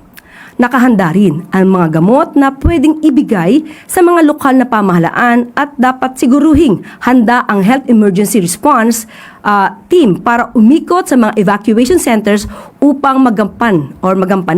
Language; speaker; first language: Filipino; native; Filipino